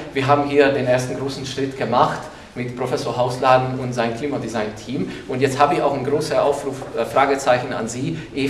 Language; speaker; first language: German; non-native, fluent; Hungarian